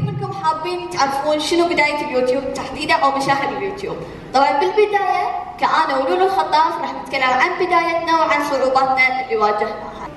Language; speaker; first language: Arabic; native; Arabic